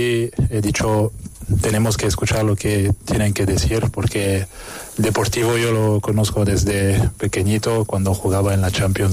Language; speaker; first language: Spanish; non-native, fluent; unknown